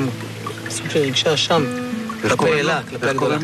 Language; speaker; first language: Hebrew; native; Hebrew